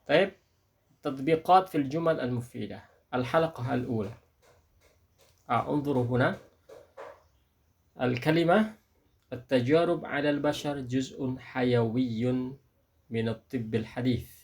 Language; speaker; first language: Arabic; non-native, fluent; Indonesian